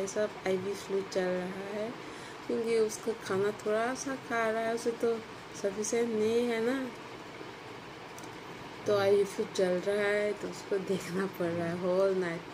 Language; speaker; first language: Hindi; non-native, local second language; Bangla